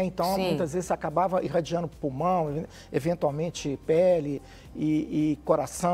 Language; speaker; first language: Portuguese; native; Portuguese